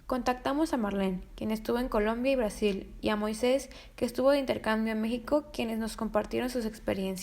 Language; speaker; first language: Spanish; native; Spanish